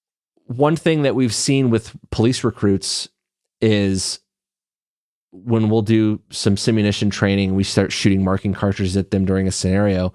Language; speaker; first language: English; native; English